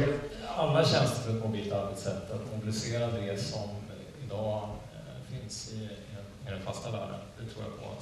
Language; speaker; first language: Swedish; native; Swedish